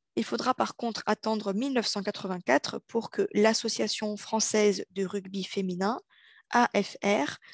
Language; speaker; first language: French; native; French